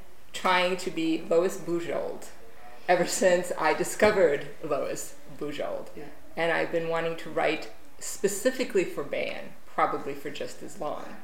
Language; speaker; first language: English; non-native, fluent; Romanian